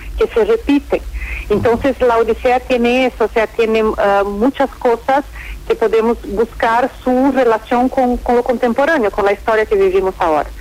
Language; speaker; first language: Spanish; non-native, fluent; Portuguese